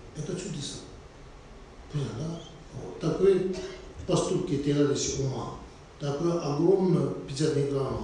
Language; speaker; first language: Russian; non-native, learner; Tibetan